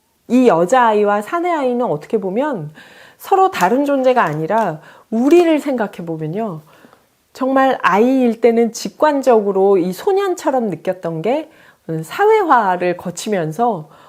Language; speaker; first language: Korean; native; Korean